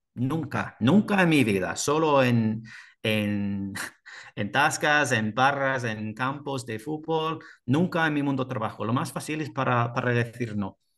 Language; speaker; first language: Spanish; non-native, learner; English